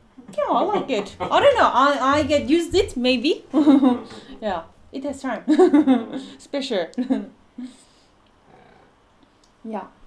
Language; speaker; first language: English; non-native, fluent; Korean